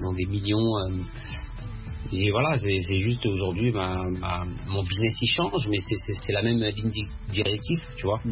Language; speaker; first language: French; early bilingual, other home language; Arabic